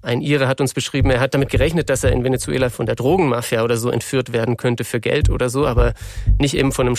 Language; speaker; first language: German; native; German